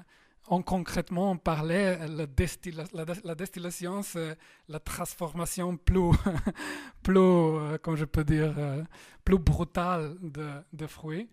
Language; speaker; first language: French; non-native, fluent; Slovenian